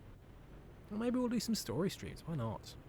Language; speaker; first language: English; native; English